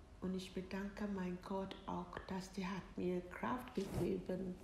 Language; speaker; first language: German; non-native, learner; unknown